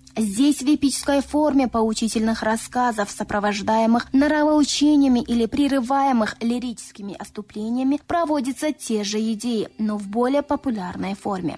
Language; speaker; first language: Russian; non-native, local second language; Tajik